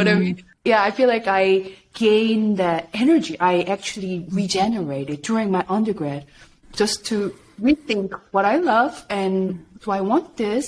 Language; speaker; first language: English; non-native, fluent; Korean